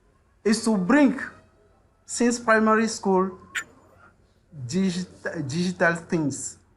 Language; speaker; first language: English; non-native, learner; French